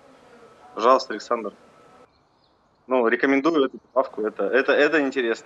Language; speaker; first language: Russian; native; Russian